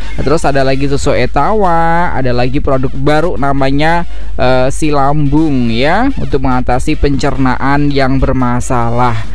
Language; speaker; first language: Indonesian; native; Indonesian